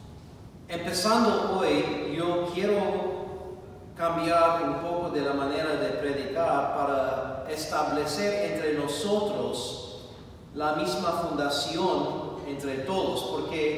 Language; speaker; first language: Spanish; non-native, fluent; English